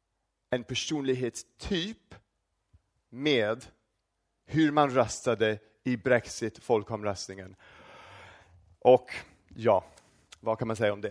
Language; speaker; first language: Swedish; non-native, fluent; English